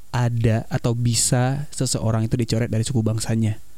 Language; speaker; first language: Indonesian; native; Indonesian